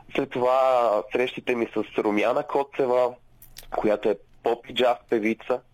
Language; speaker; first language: Bulgarian; native; Bulgarian